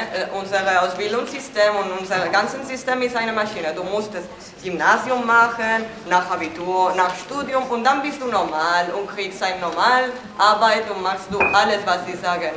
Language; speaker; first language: German; non-native, fluent; Spanish